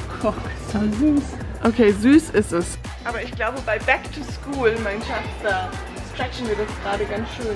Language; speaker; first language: German; native; German